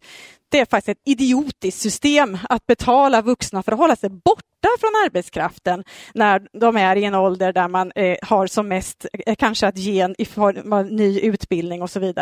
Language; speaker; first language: Swedish; native; Swedish